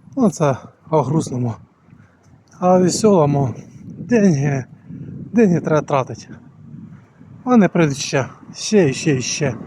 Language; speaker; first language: Ukrainian; non-native, local second language; Russian